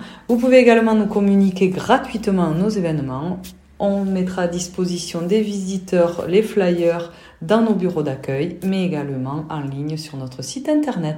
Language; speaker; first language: French; native; French